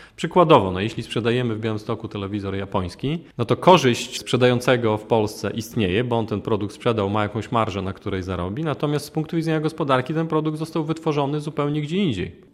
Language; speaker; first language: Polish; native; Polish